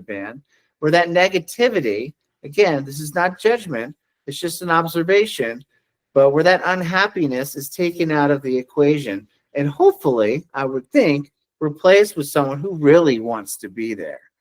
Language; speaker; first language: English; native; English